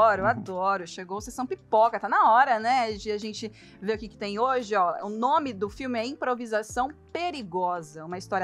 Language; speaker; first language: Portuguese; native; Portuguese